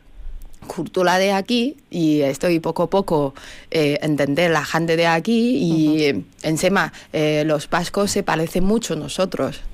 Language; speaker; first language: Spanish; non-native, learner; Chinese